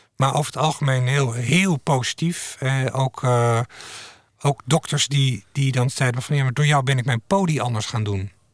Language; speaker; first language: Dutch; native; Dutch